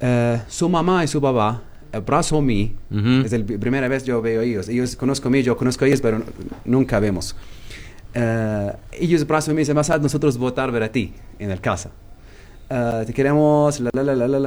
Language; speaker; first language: Spanish; non-native, learner; Arabic